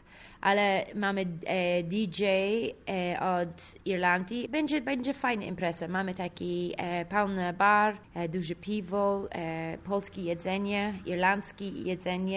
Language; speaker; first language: Polish; non-native, learner; English